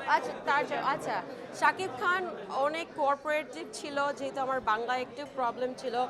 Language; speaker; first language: Bangla; early bilingual, heritage; Bangla